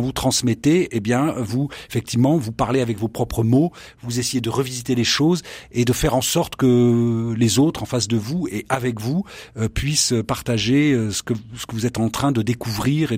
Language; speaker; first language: French; native; French